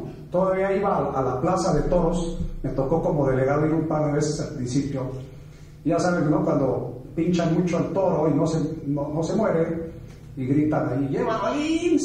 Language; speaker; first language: Spanish; native; Spanish